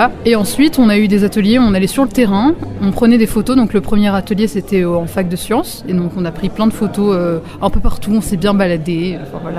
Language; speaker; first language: French; native; French